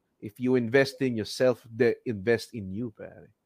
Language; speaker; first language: English; non-native, local second language; Filipino